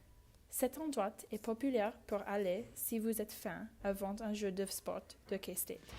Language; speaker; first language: French; non-native, learner; English